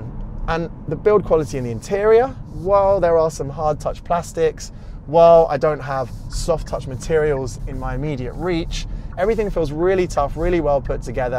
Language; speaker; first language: English; native; English